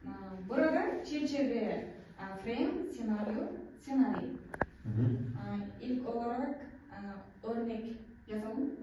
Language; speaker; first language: Turkish; non-native, learner; Uzbek